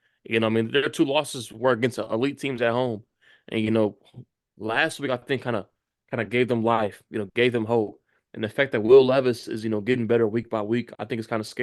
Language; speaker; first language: English; native; English